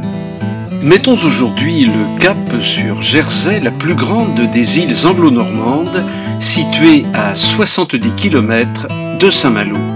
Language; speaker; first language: French; native; French